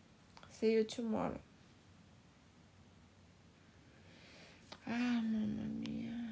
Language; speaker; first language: English; non-native, learner; Portuguese